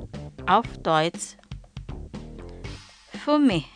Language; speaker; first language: German; non-native, fluent; Indonesian